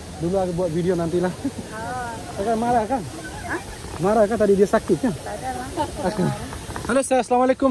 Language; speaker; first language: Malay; non-native, learner; Bangla